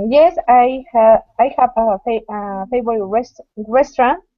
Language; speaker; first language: English; non-native, learner; Spanish